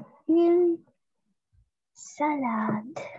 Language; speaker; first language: French; non-native, learner; Russian